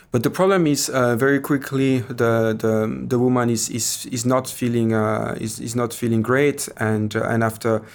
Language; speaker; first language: English; non-native, fluent; French